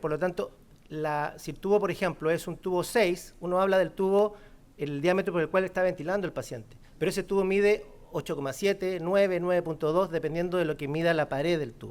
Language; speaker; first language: Spanish; native; Spanish